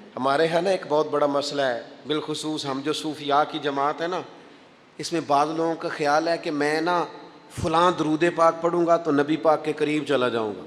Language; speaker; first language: Urdu; non-native, local second language; Punjabi